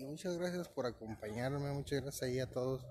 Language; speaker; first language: Spanish; native; Spanish